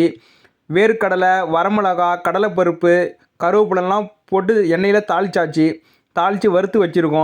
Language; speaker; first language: Tamil; native; Tamil